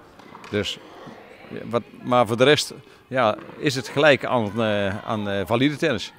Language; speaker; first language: Dutch; native; Dutch